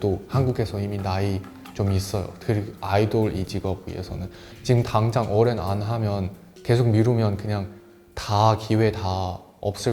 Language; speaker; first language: Korean; non-native, learner; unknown